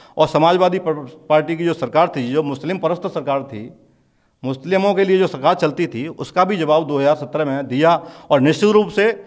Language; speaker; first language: Hindi; native; Hindi